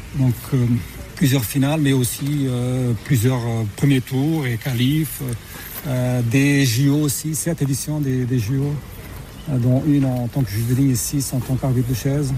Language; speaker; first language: French; non-native, fluent; Portuguese